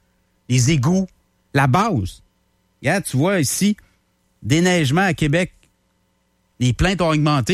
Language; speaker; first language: French; native; French